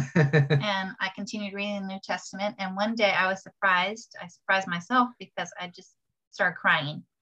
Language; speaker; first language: English; native; English